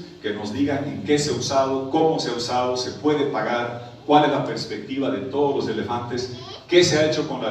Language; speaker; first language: Spanish; native; Spanish